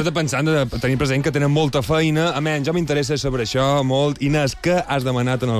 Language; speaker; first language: Catalan; native; Catalan